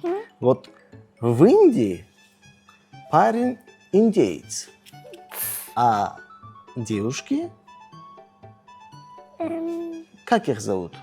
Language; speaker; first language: Russian; non-native, local second language; Tajik